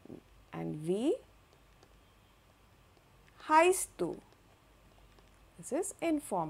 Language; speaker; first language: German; non-native, fluent; Hindi